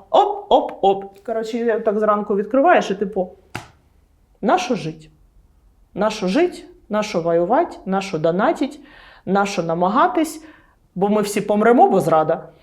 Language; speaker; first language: Ukrainian; non-native, local second language; Russian